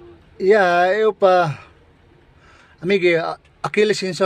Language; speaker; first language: Portuguese; non-native, learner; Filipino